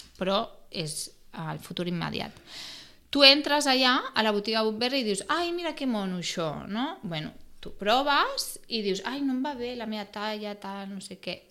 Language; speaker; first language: Catalan; non-native, local second language; Spanish